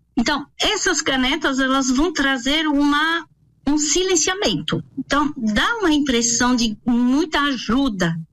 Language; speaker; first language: Portuguese; non-native, fluent; French